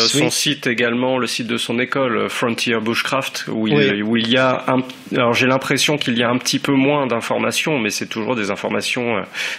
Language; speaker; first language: French; native; French